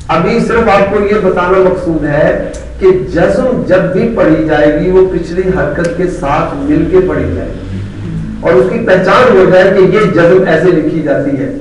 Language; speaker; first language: Urdu; non-native, local second language; Punjabi